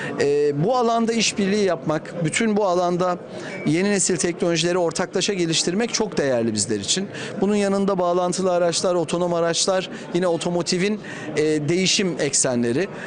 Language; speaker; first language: Turkish; native; Turkish